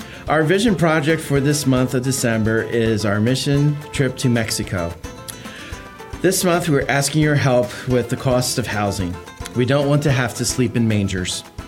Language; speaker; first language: English; native; English